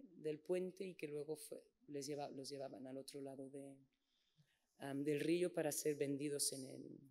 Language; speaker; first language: Spanish; non-native, fluent; English